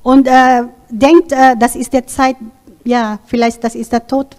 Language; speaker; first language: German; non-native, learner; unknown